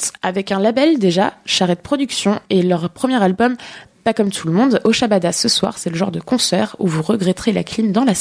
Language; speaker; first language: French; native; French